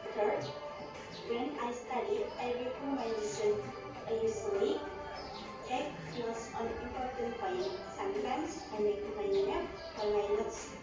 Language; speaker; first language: English; non-native, learner; Indonesian